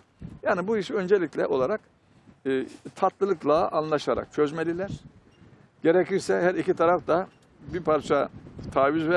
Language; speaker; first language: Turkish; native; Turkish